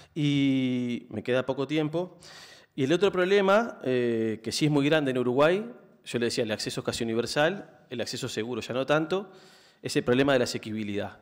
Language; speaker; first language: Spanish; native; Spanish